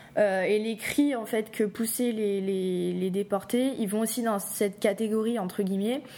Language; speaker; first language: French; native; French